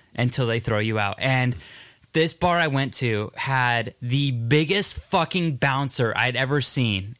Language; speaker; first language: English; native; English